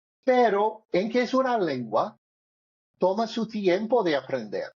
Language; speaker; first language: Spanish; non-native, learner; English